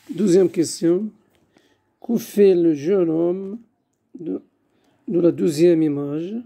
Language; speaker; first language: French; non-native, local second language; Arabic